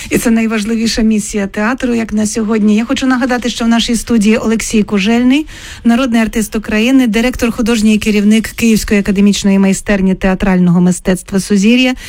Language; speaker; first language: Ukrainian; native; Ukrainian